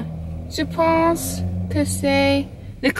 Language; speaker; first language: French; non-native, learner; English